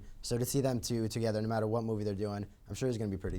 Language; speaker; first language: English; native; English